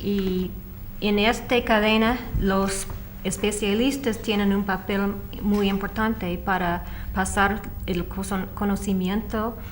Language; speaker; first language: Spanish; non-native, fluent; English